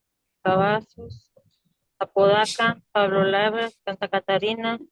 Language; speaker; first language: Spanish; native; Spanish